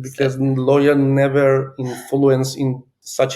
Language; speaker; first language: English; non-native, learner; Persian